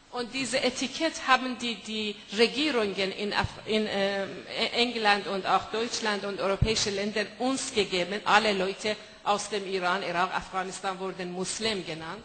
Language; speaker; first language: German; non-native, fluent; Persian